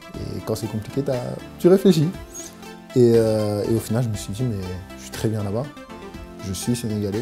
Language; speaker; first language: French; native; French